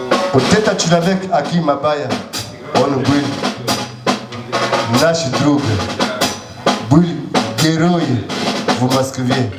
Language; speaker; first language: Russian; non-native, learner; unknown